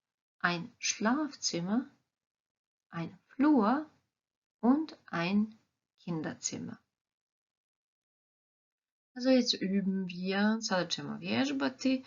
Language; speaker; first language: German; non-native, fluent; Croatian